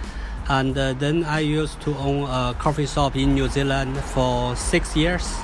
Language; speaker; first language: English; non-native, fluent; Chinese